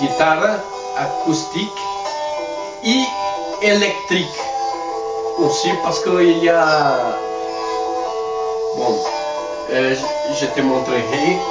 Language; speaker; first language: French; non-native, learner; Spanish